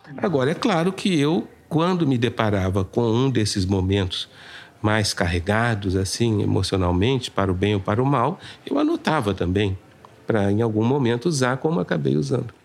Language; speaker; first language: Portuguese; native; Portuguese